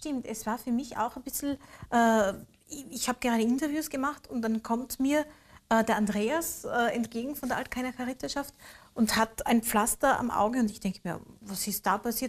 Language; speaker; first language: German; native; German